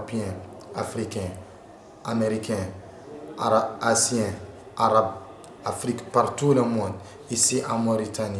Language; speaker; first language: French; non-native, learner; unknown